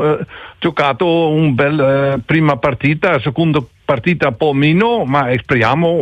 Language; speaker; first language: Italian; non-native, learner; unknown